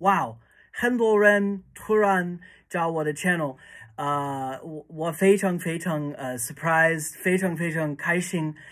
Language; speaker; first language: Chinese; non-native, learner; English